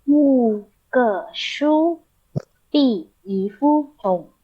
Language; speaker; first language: Chinese; non-native, learner; Indonesian